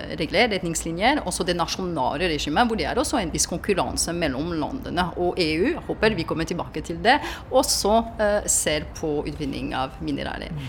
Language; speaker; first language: Norwegian; non-native, fluent; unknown